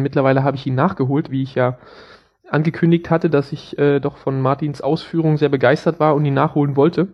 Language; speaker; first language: German; native; German